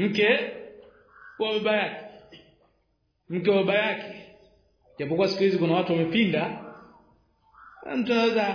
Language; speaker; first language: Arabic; non-native, fluent; Swahili